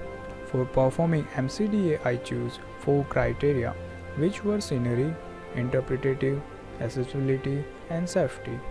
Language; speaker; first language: English; non-native, fluent; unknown